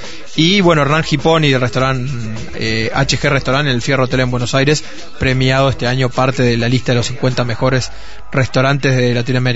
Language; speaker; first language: Spanish; native; Spanish